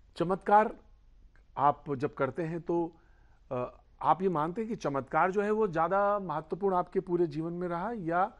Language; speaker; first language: Hindi; native; Hindi